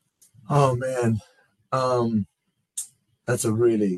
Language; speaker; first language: English; non-native, fluent; Spanish